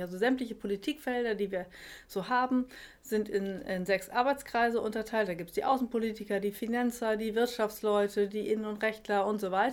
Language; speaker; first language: German; native; German